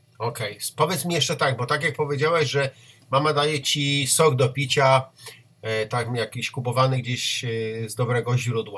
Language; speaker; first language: Polish; native; Polish